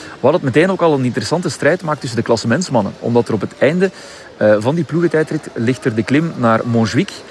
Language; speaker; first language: Dutch; native; Dutch